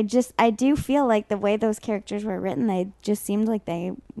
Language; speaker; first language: English; native; English